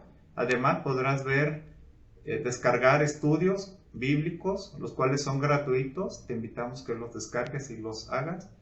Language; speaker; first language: Spanish; native; Spanish